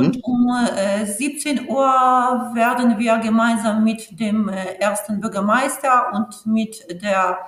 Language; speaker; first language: German; non-native, fluent; Ukrainian